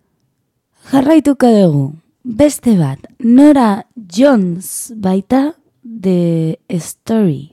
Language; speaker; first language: Basque; non-native, learner; Spanish